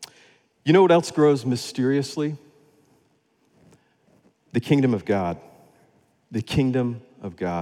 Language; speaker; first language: English; native; English